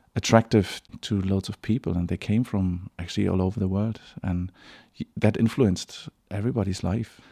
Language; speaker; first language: English; non-native, fluent; German